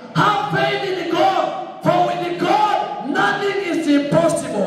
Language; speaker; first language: English; non-native, local second language; Swahili